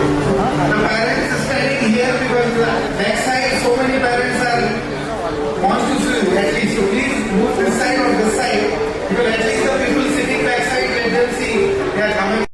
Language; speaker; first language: English; non-native, local second language; Telugu